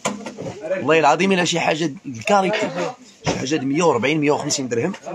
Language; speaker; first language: Arabic; native; Arabic